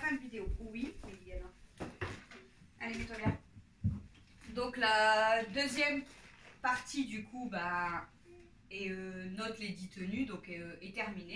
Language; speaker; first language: French; native; French